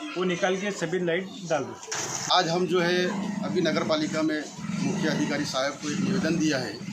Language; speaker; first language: Hindi; non-native, local second language; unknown